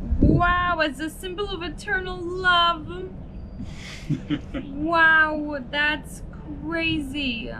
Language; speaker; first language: English; early bilingual, heritage; English